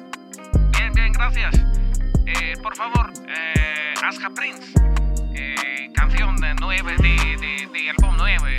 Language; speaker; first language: Spanish; non-native, learner; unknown